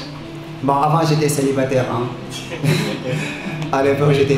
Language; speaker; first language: French; non-native, local second language; Wolof